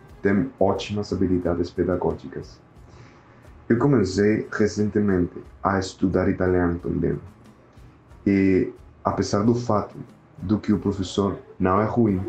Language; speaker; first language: Portuguese; non-native, learner; Spanish